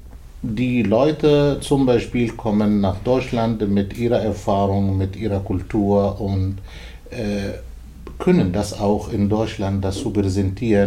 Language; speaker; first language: German; non-native, learner; Arabic